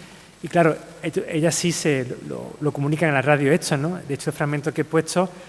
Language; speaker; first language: Spanish; native; Spanish